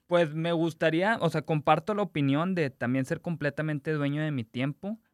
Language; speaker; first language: Spanish; native; Spanish